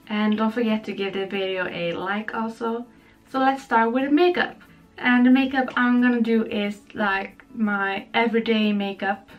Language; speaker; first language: English; non-native, fluent; Swedish